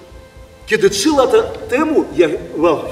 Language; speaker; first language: Polish; non-native, learner; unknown